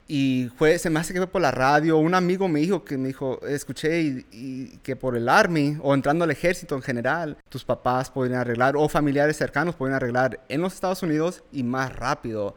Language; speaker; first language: Spanish; early bilingual, heritage; Spanish